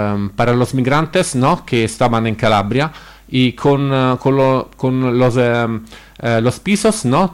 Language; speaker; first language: Spanish; non-native, learner; Italian